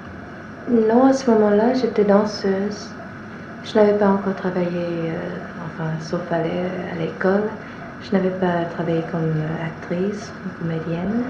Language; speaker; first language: French; non-native, fluent; English